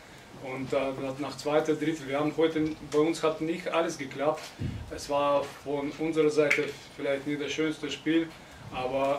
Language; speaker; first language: German; non-native, fluent; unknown